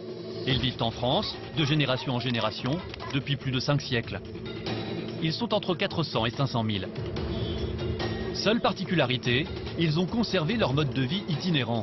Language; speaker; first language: French; native; French